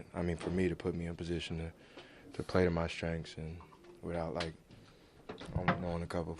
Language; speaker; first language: English; native; English